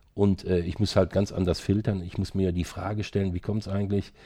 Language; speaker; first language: German; native; German